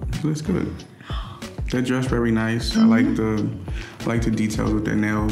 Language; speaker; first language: English; native; English